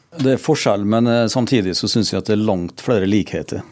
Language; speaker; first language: Norwegian; native; Norwegian